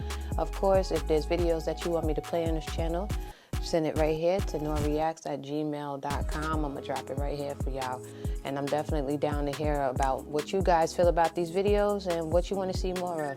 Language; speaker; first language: English; native; English